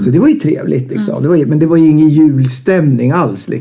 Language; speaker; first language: Swedish; native; Swedish